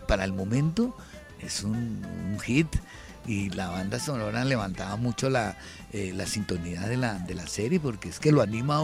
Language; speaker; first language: Spanish; native; Spanish